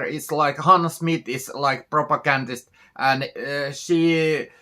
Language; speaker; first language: English; non-native, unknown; Finnish